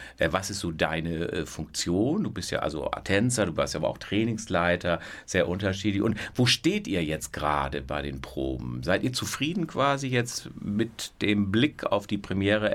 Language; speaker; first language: German; native; German